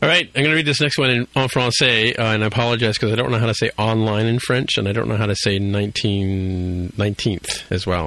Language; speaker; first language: English; native; English